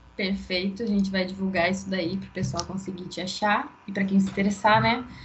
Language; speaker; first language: Portuguese; native; Portuguese